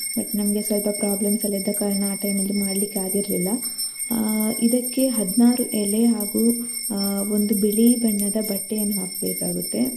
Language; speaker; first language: Kannada; non-native, local second language; Tulu